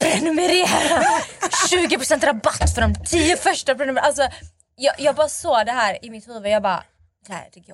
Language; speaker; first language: Swedish; native; Swedish